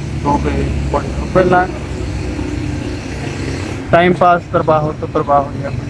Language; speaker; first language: Filipino; non-native, learner; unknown